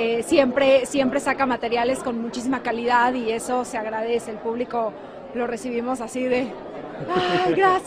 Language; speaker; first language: Spanish; native; Spanish